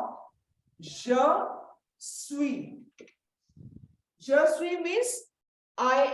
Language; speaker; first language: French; non-native, fluent; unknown